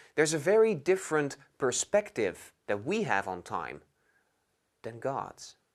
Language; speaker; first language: English; non-native, fluent; Dutch